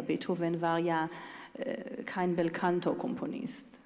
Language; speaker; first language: German; non-native, fluent; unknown